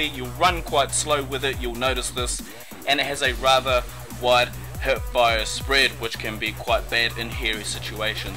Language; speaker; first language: English; native; English